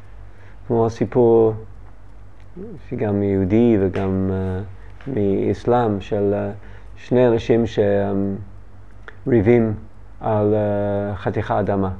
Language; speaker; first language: Hebrew; non-native, learner; English